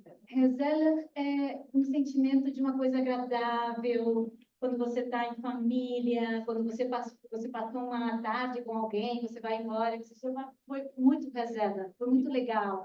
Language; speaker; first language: Portuguese; non-native, fluent; Spanish